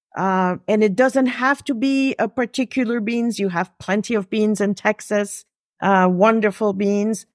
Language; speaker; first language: English; non-native, fluent; French